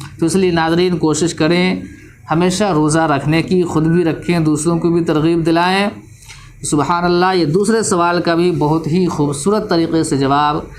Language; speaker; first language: Urdu; native; Urdu